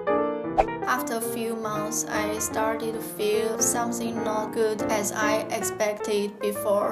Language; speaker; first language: English; non-native, fluent; Chinese